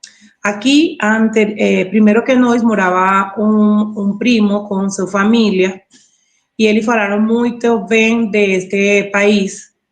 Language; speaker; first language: Portuguese; non-native, learner; Spanish